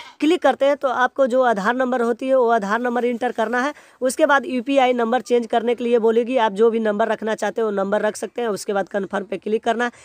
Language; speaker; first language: Hindi; native; Hindi